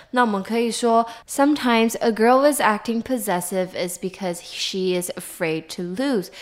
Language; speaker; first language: English; non-native, fluent; Chinese